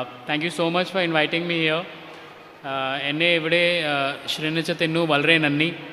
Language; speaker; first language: Malayalam; non-native, learner; Hindi